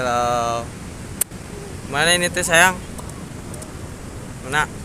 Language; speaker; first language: Indonesian; non-native, local second language; Sundanese